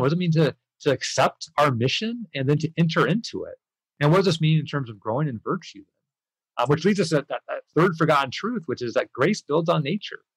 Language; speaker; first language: English; early bilingual, other home language; Spanish